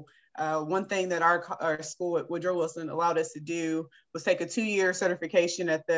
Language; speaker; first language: English; native; English